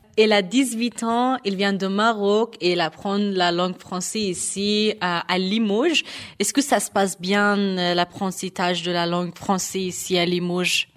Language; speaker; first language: French; non-native, fluent; Persian